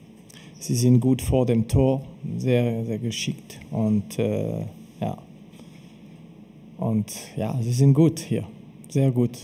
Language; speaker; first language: German; non-native, local second language; French